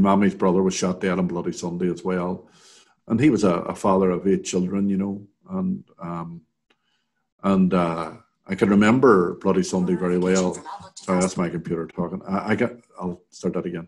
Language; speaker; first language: English; native; English